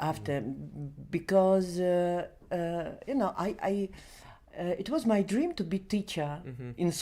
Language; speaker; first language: English; non-native, learner; Belarusian